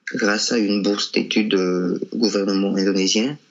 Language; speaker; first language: French; non-native, local second language; Malagasy